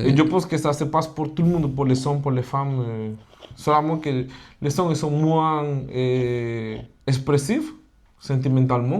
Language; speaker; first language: French; non-native, fluent; Spanish